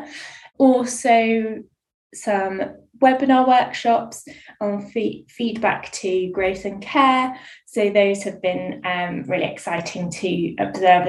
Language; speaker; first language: English; native; English